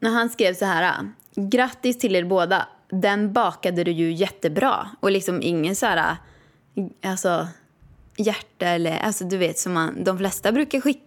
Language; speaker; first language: Swedish; native; Swedish